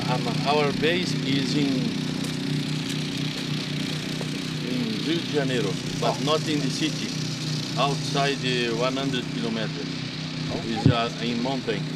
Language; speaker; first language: English; non-native, learner; Portuguese